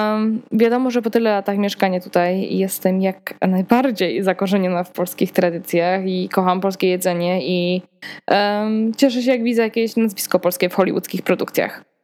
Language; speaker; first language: Polish; early bilingual, heritage; Polish